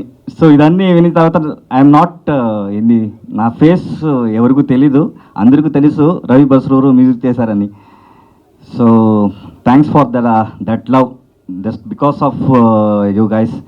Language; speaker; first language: Telugu; non-native, learner; Kannada